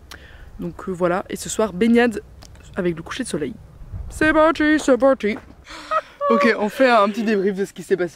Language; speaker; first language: French; native; French